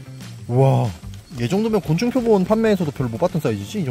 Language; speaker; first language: Korean; native; Korean